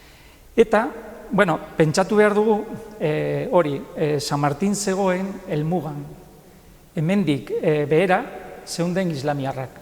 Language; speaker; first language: Basque; non-native, local second language; Spanish